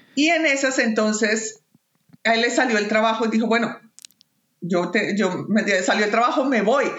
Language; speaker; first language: Spanish; native; Spanish